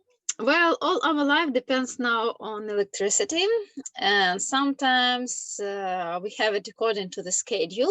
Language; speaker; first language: English; non-native, fluent; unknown